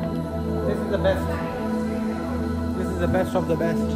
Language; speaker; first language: English; non-native, local second language; Hindi